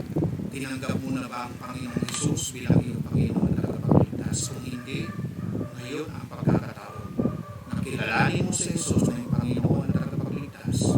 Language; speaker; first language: Filipino; native; Filipino